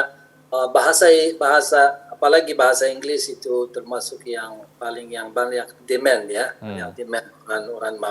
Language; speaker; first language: Indonesian; non-native, fluent; Arabic